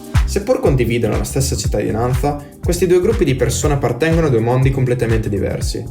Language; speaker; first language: Italian; native; Italian